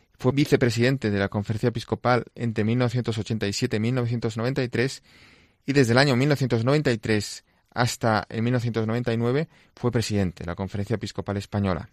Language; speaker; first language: Spanish; non-native, local second language; Catalan